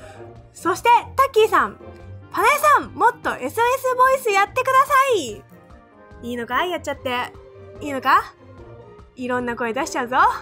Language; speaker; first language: Japanese; native; Japanese